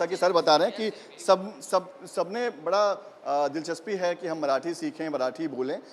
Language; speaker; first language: Hindi; native; Hindi